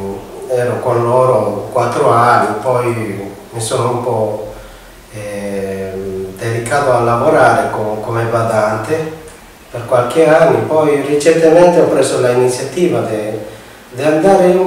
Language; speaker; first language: Italian; non-native, fluent; Spanish